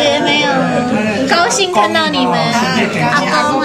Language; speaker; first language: Chinese; early bilingual, heritage; Chinese